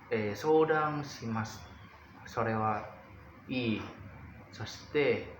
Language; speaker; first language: Japanese; non-native, learner; Indonesian